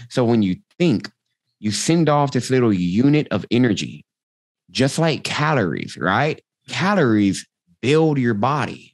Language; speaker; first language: English; native; English